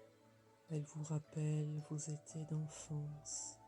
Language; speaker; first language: French; native; French